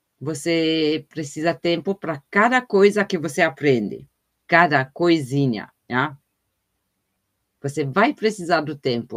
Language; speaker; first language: Portuguese; non-native, fluent; German